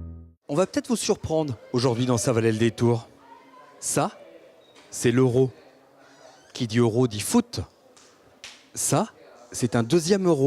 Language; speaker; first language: French; native; French